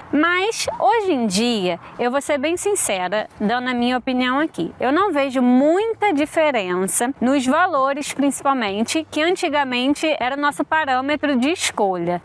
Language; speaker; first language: Portuguese; native; Portuguese